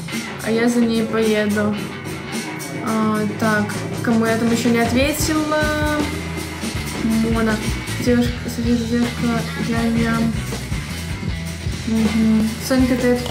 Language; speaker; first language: Russian; native; Russian